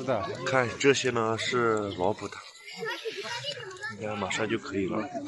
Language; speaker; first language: Chinese; non-native, local second language; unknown